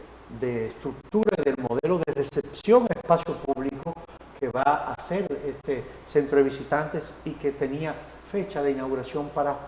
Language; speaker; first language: Spanish; native; Spanish